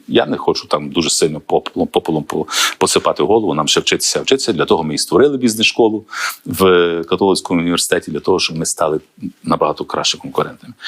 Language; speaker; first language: Ukrainian; native; Ukrainian